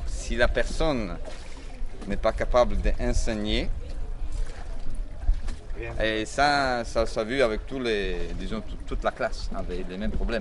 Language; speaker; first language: French; non-native, fluent; Italian